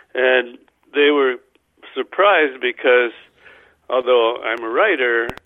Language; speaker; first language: English; native; English